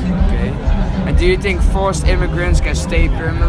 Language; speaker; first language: English; non-native, learner; Dutch